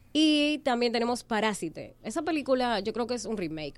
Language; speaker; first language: Spanish; native; Spanish